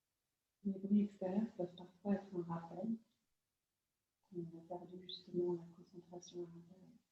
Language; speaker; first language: French; native; French